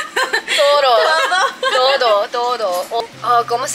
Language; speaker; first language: Spanish; non-native, learner; English